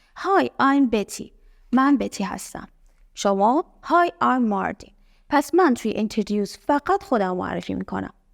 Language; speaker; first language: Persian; native; Persian